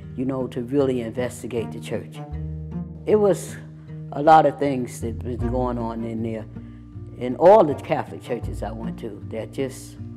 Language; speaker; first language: English; native; English